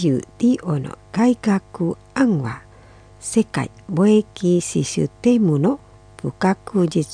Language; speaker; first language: Japanese; non-native, fluent; Indonesian